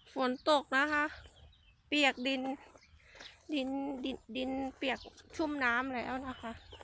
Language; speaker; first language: Thai; non-native, local second language; Khmer